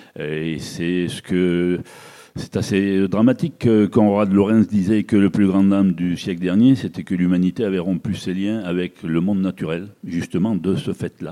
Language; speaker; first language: French; native; French